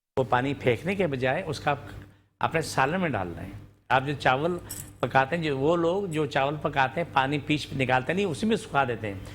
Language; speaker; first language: Urdu; non-native, local second language; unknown